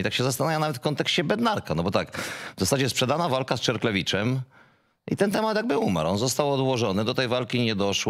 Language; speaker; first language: Polish; native; Polish